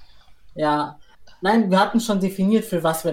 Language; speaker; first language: German; native; German